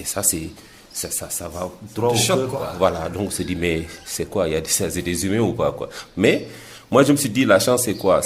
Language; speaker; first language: French; non-native, local second language; Wolof